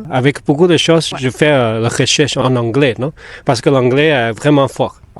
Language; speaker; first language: French; non-native, fluent; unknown